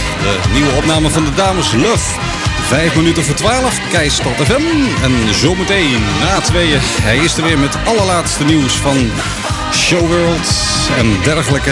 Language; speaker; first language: Dutch; native; Dutch